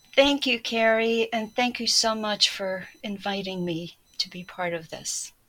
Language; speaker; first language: English; early bilingual, other home language; Polish